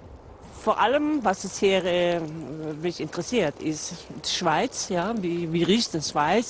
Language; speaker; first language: German; non-native, fluent; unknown